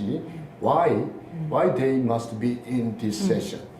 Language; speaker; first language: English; non-native, learner; Korean